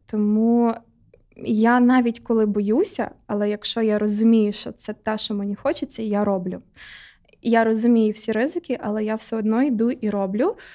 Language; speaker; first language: Ukrainian; non-native, local second language; Russian